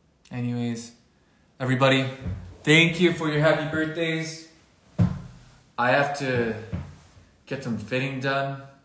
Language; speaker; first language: English; early bilingual, other home language; Korean